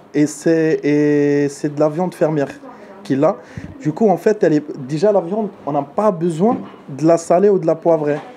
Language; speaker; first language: French; early bilingual, other home language; Arabic